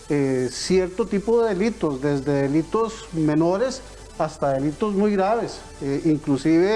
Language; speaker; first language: Spanish; native; Spanish